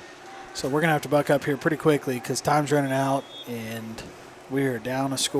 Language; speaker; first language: English; native; English